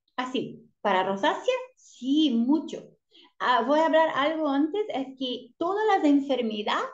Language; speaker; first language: Spanish; non-native, learner; Portuguese